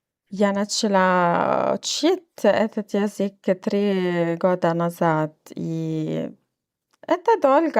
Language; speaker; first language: Russian; non-native, learner; Arabic